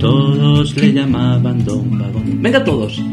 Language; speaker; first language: Spanish; native; Spanish